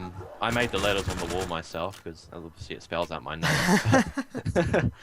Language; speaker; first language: English; native; English